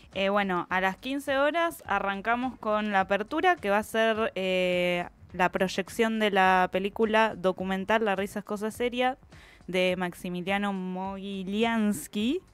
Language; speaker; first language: Spanish; native; Spanish